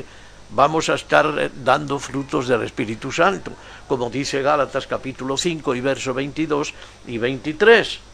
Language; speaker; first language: Spanish; native; Spanish